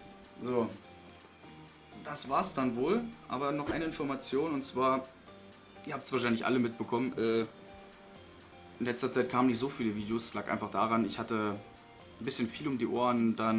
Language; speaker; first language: German; native; German